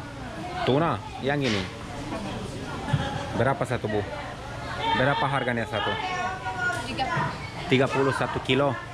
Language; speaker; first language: Indonesian; non-native, learner; Romanian